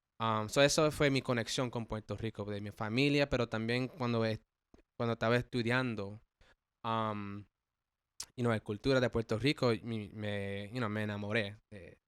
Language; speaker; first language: Spanish; early bilingual, heritage; English